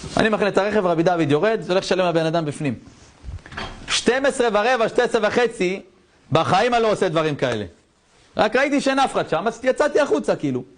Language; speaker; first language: Hebrew; native; Hebrew